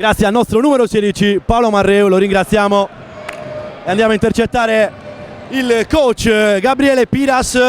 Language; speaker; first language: Italian; native; Italian